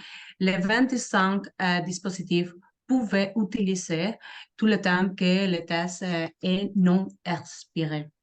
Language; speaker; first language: French; non-native, learner; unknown